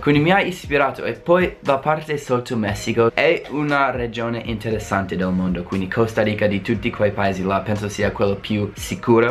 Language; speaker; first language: Italian; non-native, fluent; English